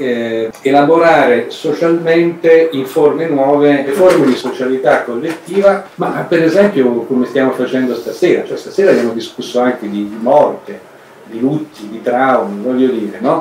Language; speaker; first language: Italian; native; Italian